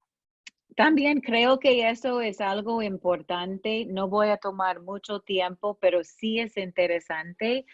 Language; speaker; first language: Spanish; non-native, fluent; English